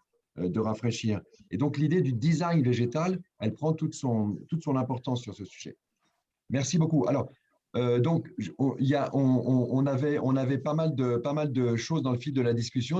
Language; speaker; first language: French; native; French